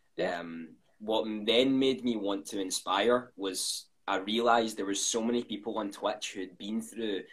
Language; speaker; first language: English; native; English